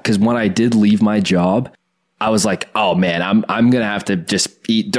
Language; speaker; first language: English; native; English